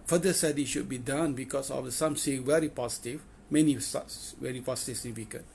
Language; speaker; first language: English; non-native, local second language; Malay